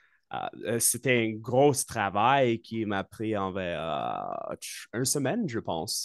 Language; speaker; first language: French; non-native, local second language; English